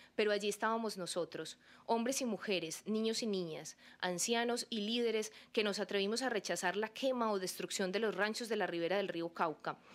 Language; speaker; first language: Spanish; native; Spanish